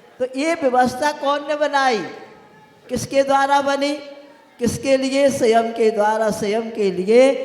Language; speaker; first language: Hindi; native; Hindi